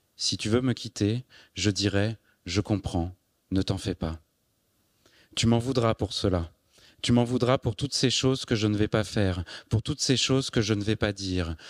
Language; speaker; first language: French; native; French